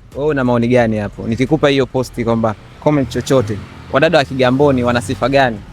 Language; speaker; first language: Swahili; native; Swahili